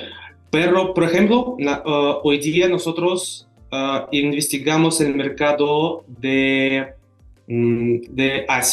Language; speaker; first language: Spanish; non-native, fluent; Russian